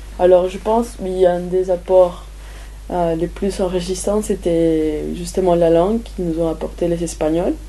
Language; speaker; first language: French; non-native, fluent; Spanish